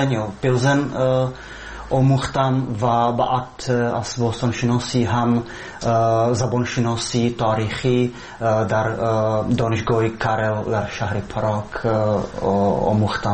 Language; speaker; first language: Persian; non-native, fluent; Czech